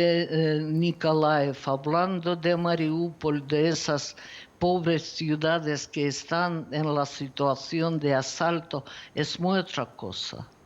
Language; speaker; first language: Spanish; non-native, fluent; Ukrainian